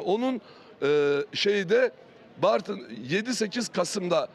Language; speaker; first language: Turkish; native; Turkish